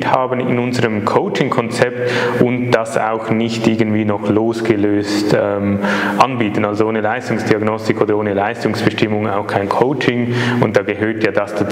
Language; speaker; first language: German; native; German